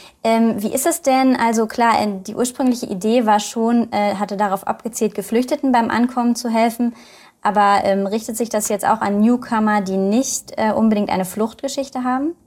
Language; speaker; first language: German; native; German